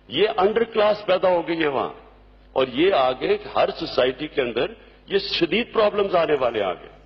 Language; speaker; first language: Urdu; native; Urdu